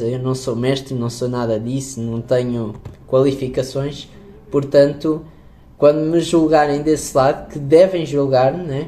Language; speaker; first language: Portuguese; native; Portuguese